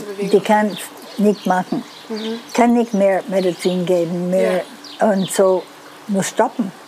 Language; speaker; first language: German; non-native, learner; Dutch